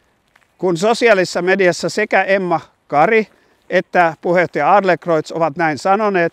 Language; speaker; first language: Finnish; native; Finnish